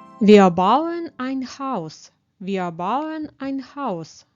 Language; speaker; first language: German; non-native, fluent; Ukrainian